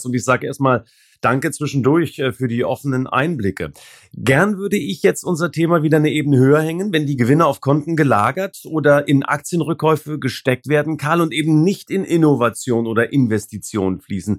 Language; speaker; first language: German; native; German